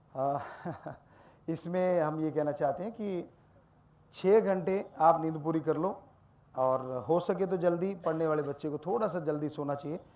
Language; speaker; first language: Hindi; non-native, local second language; Punjabi